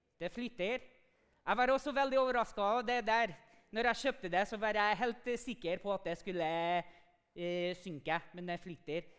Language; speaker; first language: Norwegian; non-native, fluent; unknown